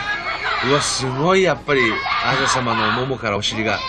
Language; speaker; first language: Japanese; native; Japanese